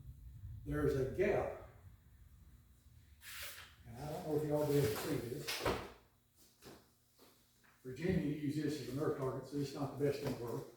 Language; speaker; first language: English; native; English